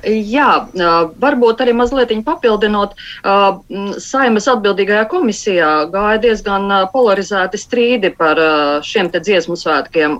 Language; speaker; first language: Latvian; native; Latvian